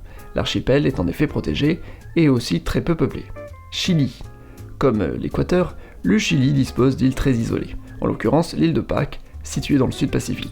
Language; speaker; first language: French; native; French